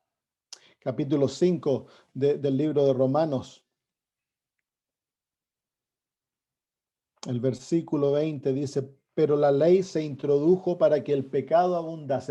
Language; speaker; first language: Spanish; native; Spanish